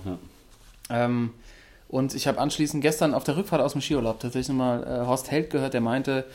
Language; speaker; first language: German; native; German